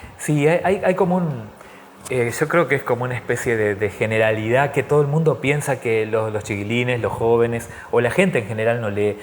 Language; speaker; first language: Spanish; native; Spanish